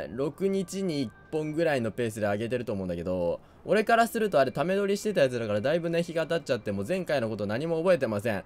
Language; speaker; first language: Japanese; native; Japanese